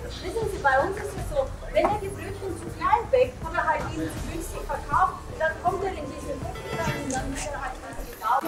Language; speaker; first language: German; native; German